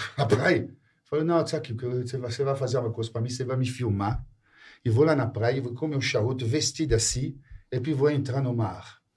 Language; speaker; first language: Portuguese; non-native, fluent; French